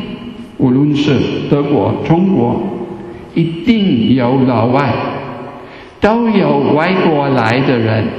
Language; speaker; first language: Chinese; non-native, fluent; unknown